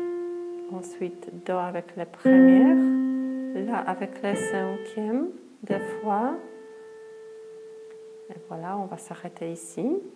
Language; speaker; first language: French; non-native, fluent; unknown